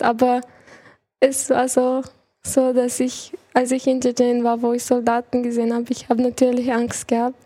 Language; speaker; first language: German; early bilingual, other home language; Chechen